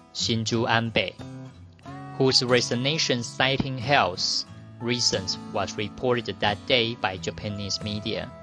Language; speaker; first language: English; non-native, fluent; Chinese